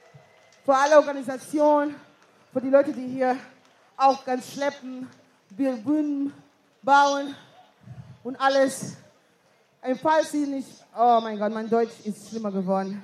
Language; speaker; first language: German; non-native, fluent; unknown